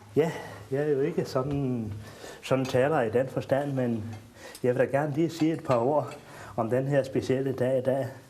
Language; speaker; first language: Danish; native; Danish